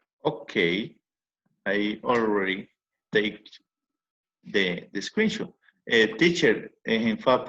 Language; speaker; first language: English; non-native, learner; Spanish